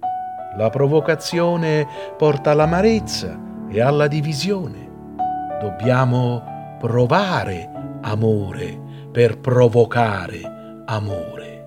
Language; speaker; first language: Italian; native; Italian